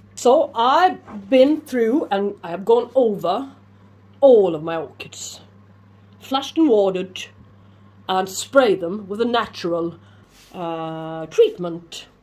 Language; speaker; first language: English; non-native, fluent; Swedish